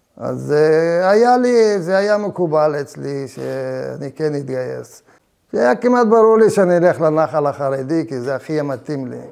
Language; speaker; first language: Hebrew; early bilingual, other home language; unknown